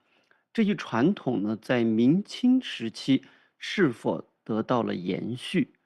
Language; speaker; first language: Chinese; native; Chinese